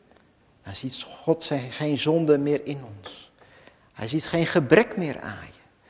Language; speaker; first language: Dutch; native; Dutch